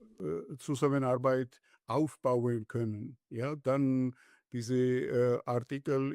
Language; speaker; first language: German; non-native, learner; Georgian